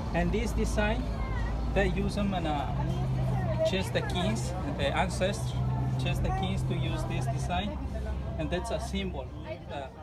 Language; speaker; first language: English; non-native, learner; Spanish